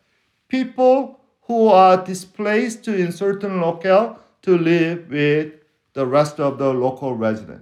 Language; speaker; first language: English; non-native, fluent; Korean